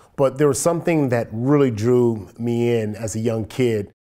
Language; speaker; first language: English; native; English